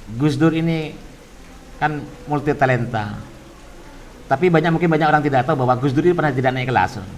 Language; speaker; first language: Indonesian; non-native, local second language; Madurese